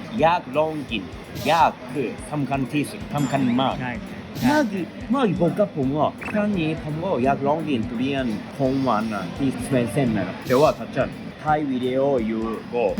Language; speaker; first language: Thai; non-native, learner; Japanese